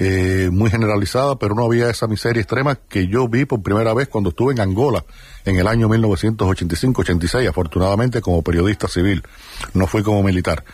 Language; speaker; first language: Spanish; native; Spanish